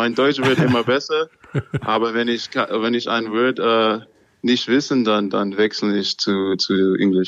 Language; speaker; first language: German; non-native, learner; English